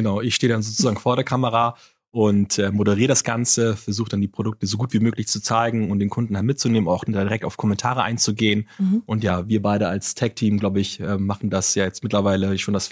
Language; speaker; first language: German; native; German